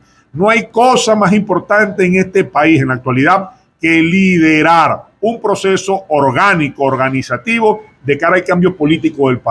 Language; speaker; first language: Spanish; native; Spanish